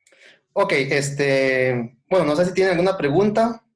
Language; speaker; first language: Spanish; native; Spanish